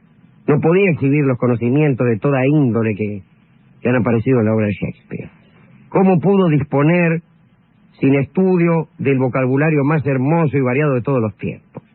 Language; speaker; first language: Spanish; native; Spanish